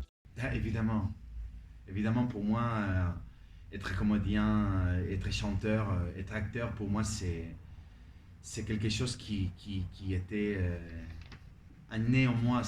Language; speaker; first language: French; non-native, fluent; Spanish